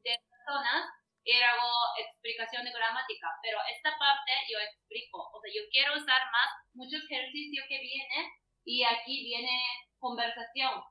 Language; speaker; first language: Spanish; non-native, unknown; Japanese